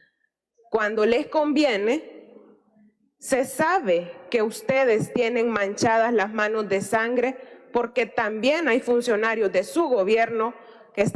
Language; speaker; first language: Spanish; native; Spanish